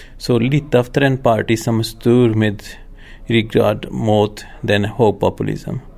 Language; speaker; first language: Swedish; non-native, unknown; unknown